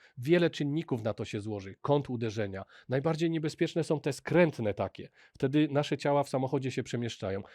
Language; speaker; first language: Polish; native; Polish